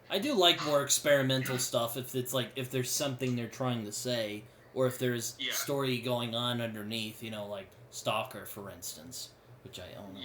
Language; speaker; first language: English; native; English